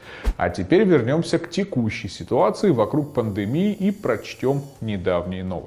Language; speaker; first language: Russian; native; Russian